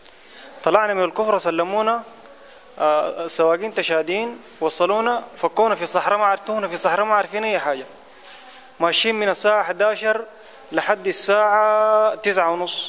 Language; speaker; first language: Arabic; native; Arabic